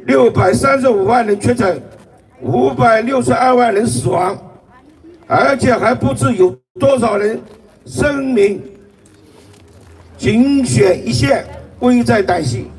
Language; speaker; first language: Chinese; native; Chinese